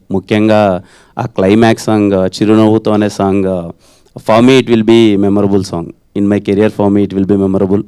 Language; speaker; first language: Telugu; native; Telugu